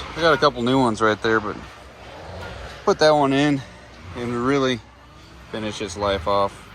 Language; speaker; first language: English; native; English